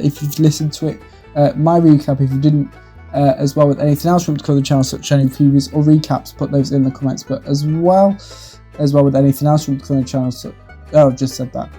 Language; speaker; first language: English; native; English